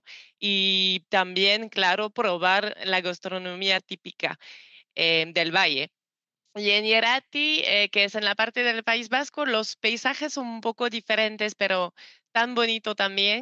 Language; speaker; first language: Spanish; non-native, learner; French